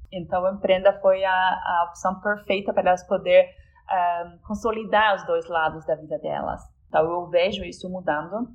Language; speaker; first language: Portuguese; non-native, fluent; Polish